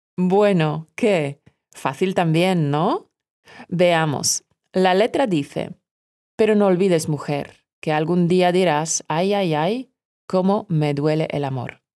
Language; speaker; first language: Spanish; non-native, fluent; Polish